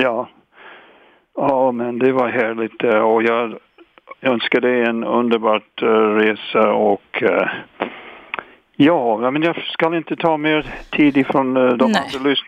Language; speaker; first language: Swedish; non-native, fluent; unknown